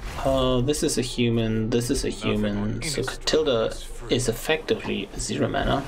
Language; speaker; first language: English; non-native, fluent; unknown